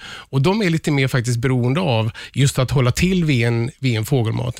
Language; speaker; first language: Swedish; native; Swedish